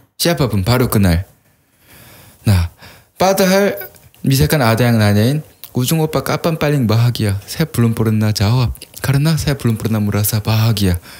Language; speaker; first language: Indonesian; non-native, fluent; Korean